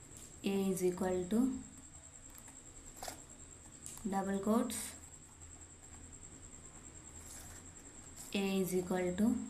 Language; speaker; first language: English; non-native, local second language; Telugu